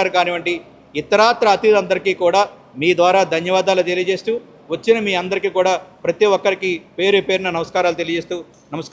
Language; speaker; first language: Telugu; native; Telugu